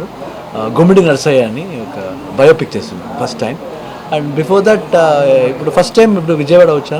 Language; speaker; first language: Telugu; non-native, learner; Kannada